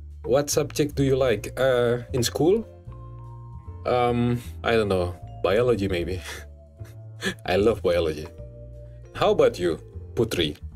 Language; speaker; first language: English; non-native, learner; Indonesian